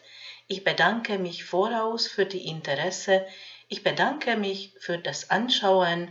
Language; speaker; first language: German; non-native, fluent; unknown